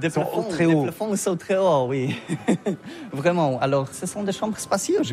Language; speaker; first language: French; non-native, learner; Polish